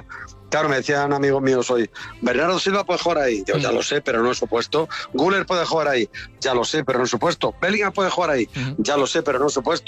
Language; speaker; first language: Spanish; native; Spanish